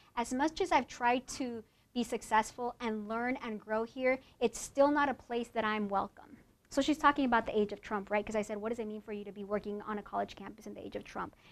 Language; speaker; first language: English; native; English